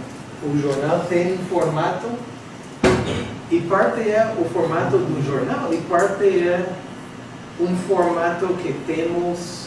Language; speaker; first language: Portuguese; non-native, fluent; English